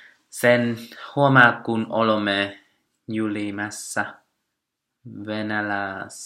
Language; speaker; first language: Finnish; non-native, learner; Vietnamese